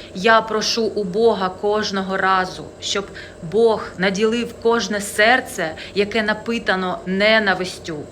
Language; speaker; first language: Ukrainian; non-native, local second language; Russian